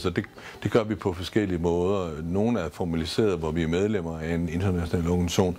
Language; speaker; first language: Danish; native; Danish